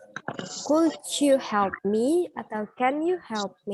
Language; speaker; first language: English; non-native, learner; Indonesian